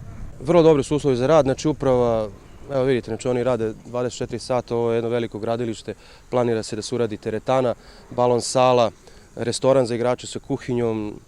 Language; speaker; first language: Serbian; native; Serbian